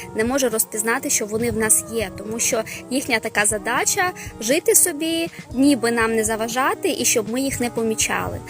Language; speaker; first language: Ukrainian; non-native, local second language; Russian